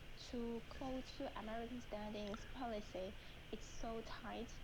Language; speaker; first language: English; non-native, learner; Chinese